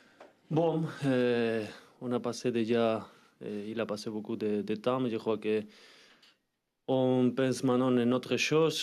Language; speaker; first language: French; non-native, learner; Spanish